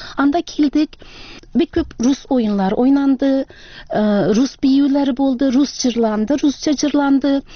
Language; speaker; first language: Tatar; early bilingual, heritage; Tatar